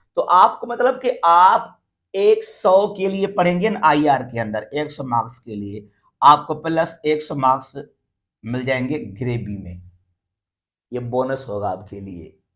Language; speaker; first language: Urdu; non-native, local second language; Sindhi